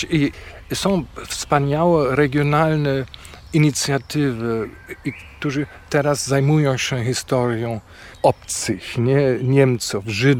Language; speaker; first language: Polish; non-native, fluent; German